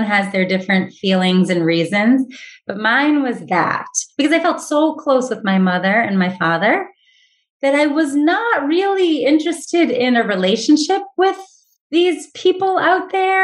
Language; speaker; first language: English; native; English